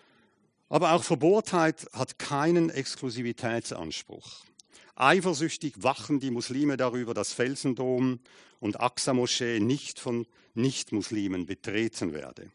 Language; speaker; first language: German; native; German